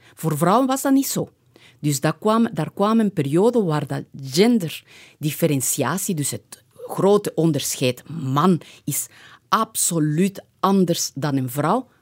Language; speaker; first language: Dutch; non-native, fluent; Spanish